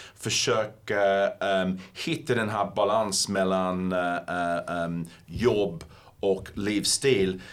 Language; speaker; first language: Swedish; non-native, fluent; English